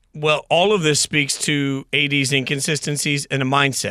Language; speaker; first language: English; native; English